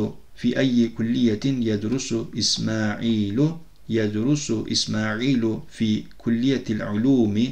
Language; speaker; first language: Arabic; non-native, fluent; Turkish